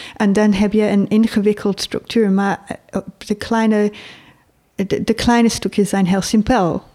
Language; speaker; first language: Dutch; non-native, fluent; English